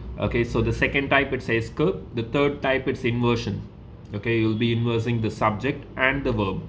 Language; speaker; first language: English; non-native, local second language; Tamil